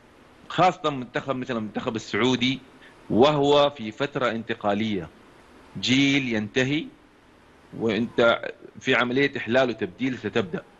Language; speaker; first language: Arabic; native; Arabic